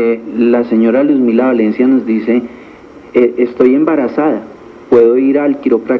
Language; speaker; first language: Spanish; native; Spanish